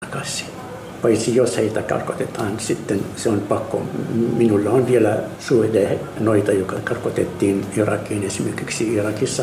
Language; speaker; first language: Finnish; non-native, fluent; Arabic